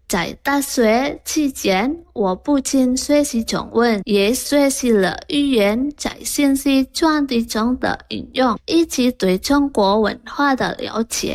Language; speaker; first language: Chinese; non-native, fluent; Indonesian